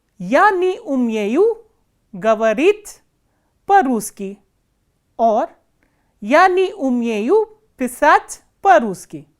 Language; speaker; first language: Russian; non-native, fluent; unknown